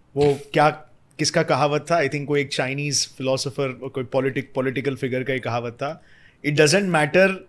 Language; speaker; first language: Hindi; native; Hindi